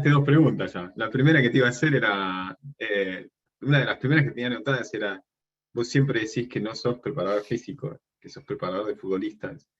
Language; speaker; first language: Spanish; native; Spanish